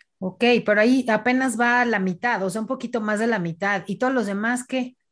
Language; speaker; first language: Spanish; native; Spanish